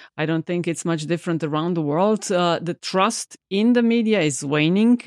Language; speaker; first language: English; non-native, fluent; Slovenian